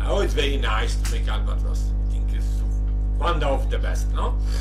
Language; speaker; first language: English; non-native, learner; Italian